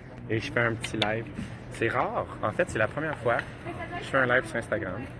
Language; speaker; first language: French; native; French